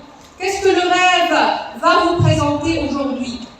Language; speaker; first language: French; non-native, learner; Arabic